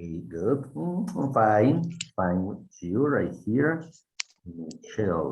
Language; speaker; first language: English; non-native, fluent; Spanish